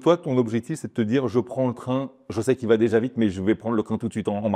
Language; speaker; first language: French; native; French